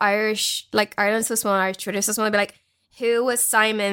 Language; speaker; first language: English; native; English